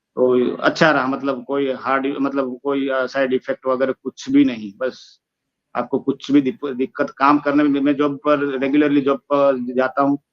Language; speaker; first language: Hindi; non-native, local second language; Gujarati